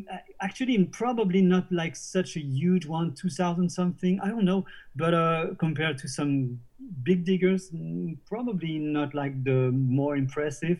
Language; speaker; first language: English; non-native, fluent; French